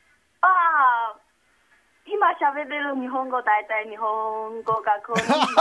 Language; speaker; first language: Japanese; non-native, learner; Chinese